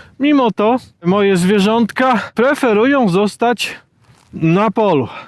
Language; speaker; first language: Polish; native; Polish